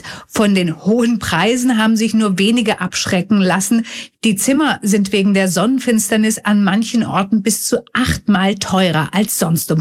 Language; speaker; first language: German; native; German